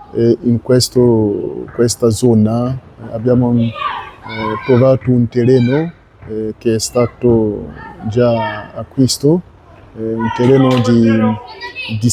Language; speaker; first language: Italian; non-native, learner; French